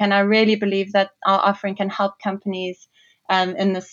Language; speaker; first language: English; native; English